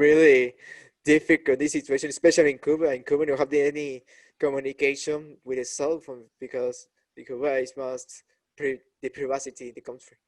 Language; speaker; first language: English; non-native, learner; Spanish